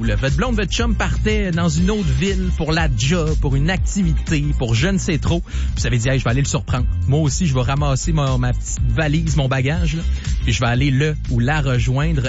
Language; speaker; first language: French; native; French